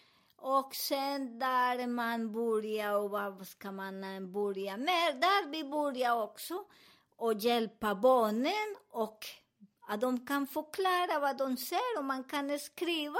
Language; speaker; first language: Swedish; non-native, learner; Spanish